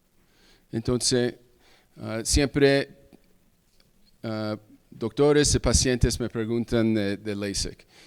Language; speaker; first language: Spanish; early bilingual, heritage; English